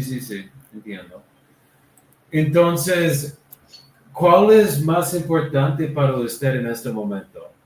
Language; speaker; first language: Spanish; non-native, learner; English